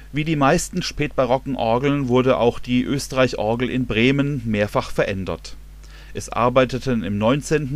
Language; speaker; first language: German; native; German